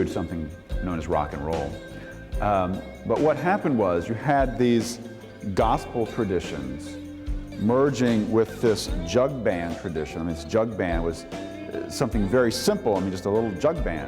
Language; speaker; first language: English; native; English